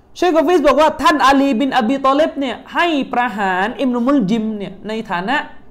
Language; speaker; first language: Thai; native; Thai